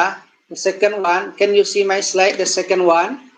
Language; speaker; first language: English; non-native, learner; Indonesian